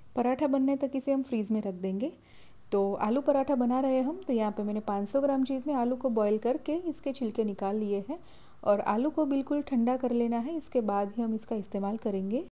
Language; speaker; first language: Hindi; non-native, local second language; Gujarati